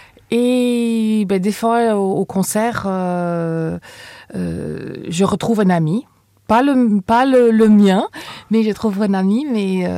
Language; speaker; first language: French; non-native, fluent; Afrikaans